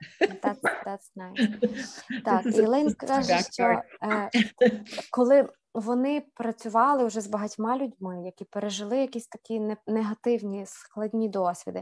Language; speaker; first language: Ukrainian; native; Ukrainian